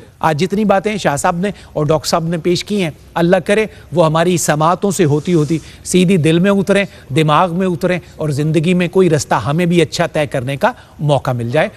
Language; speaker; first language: Urdu; non-native, local second language; Punjabi